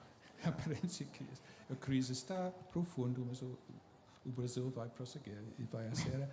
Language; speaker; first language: Portuguese; non-native, fluent; English